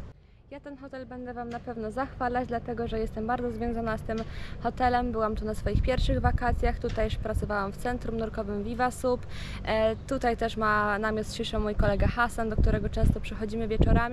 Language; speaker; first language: Polish; native; Polish